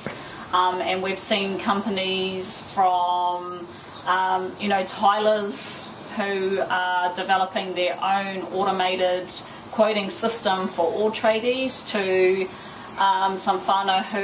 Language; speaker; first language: English; native; English